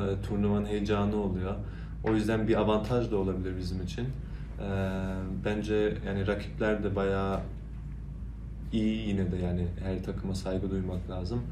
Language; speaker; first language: Turkish; early bilingual, heritage; Turkish